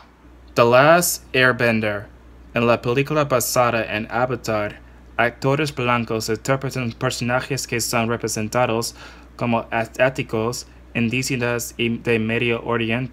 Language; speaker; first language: Spanish; non-native, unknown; English